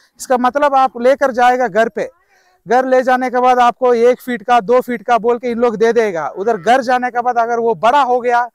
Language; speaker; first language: Hindi; non-native, local second language; Telugu